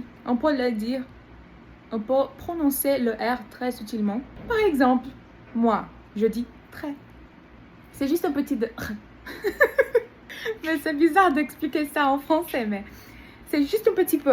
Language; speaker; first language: French; non-native, learner; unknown